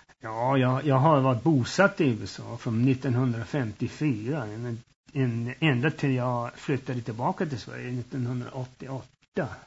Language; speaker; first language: Swedish; early bilingual, heritage; Swedish